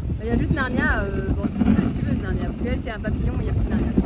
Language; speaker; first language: French; native; French